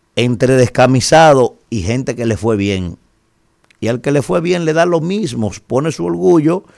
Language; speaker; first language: Spanish; native; Spanish